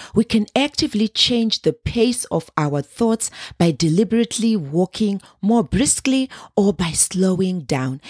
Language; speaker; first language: English; non-native, local second language; Shona